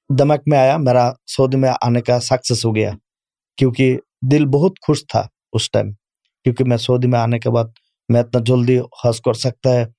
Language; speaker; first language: Urdu; non-native, learner; Bangla